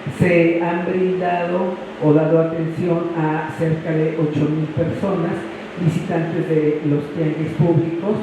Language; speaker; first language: Spanish; native; Spanish